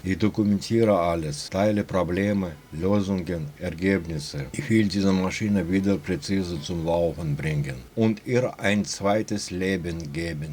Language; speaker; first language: German; non-native, fluent; Russian